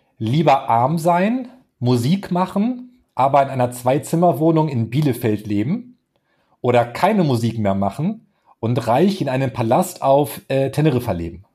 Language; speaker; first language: German; native; German